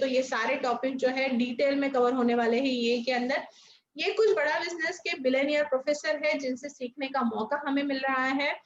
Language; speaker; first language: Hindi; non-native, local second language; Marathi